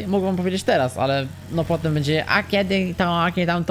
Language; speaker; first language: Polish; native; Polish